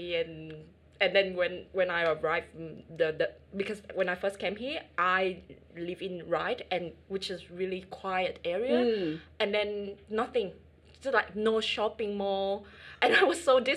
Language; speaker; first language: English; non-native, fluent; Vietnamese